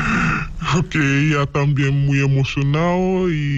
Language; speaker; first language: Spanish; non-native, learner; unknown